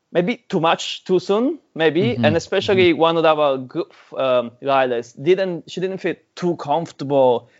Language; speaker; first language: English; non-native, fluent; Italian